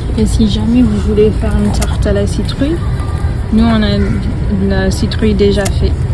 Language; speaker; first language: French; non-native, fluent; English